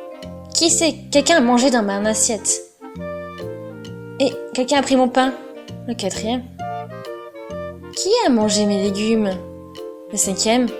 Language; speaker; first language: French; non-native, fluent; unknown